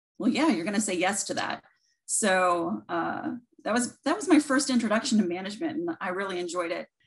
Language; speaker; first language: English; native; English